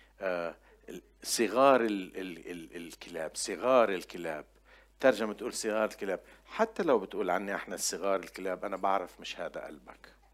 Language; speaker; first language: Arabic; non-native, local second language; Armenian